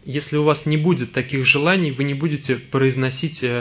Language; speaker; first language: Russian; native; Russian